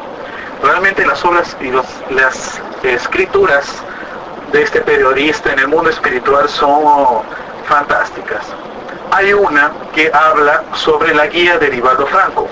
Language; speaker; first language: Spanish; native; Spanish